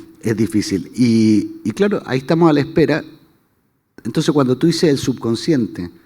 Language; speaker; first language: Spanish; native; Spanish